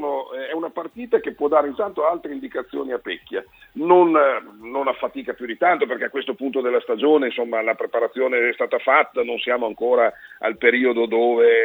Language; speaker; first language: Italian; native; Italian